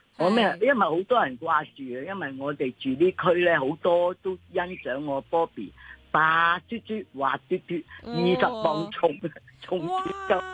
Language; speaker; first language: Cantonese; native; Cantonese